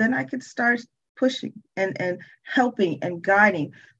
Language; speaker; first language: English; native; English